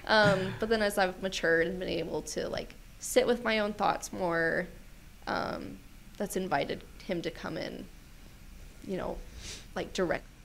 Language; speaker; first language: English; native; English